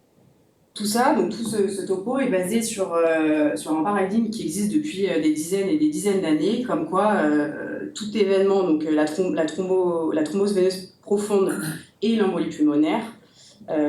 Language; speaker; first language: French; native; French